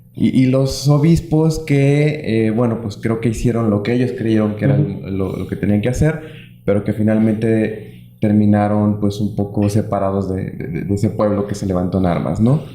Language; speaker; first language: Spanish; native; Spanish